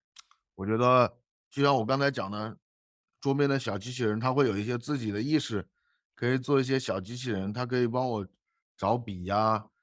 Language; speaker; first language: Chinese; native; Chinese